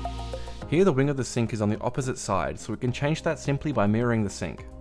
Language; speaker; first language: English; native; English